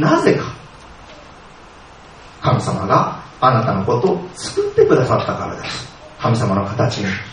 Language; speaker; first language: Japanese; native; Japanese